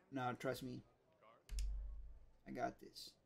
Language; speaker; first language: English; native; English